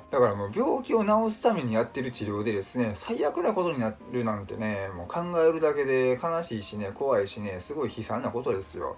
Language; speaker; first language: Japanese; native; Japanese